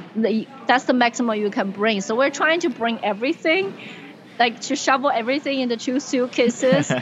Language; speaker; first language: English; non-native, fluent; Chinese